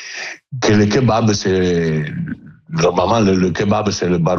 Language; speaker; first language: French; non-native, learner; Italian